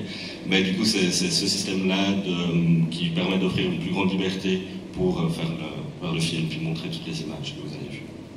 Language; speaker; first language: French; native; French